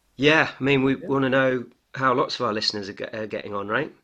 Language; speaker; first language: English; native; English